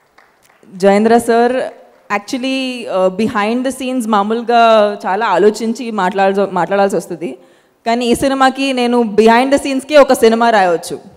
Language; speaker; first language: Telugu; non-native, fluent; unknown